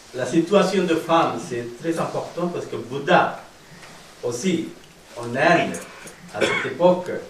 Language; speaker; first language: French; non-native, fluent; Sinhala